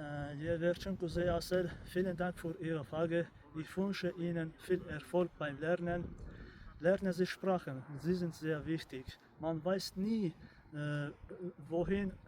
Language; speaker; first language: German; non-native, fluent; Armenian